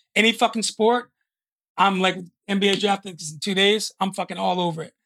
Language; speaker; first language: English; native; English